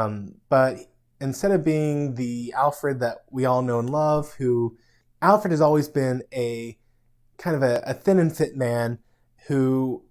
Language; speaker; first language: English; native; English